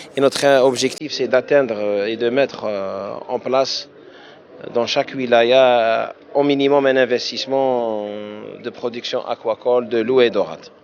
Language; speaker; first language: French; non-native, local second language; Arabic